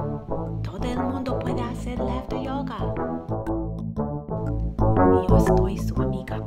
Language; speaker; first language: Spanish; non-native, learner; English